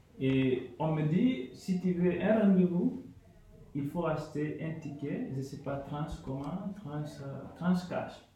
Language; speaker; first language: French; non-native, local second language; Fula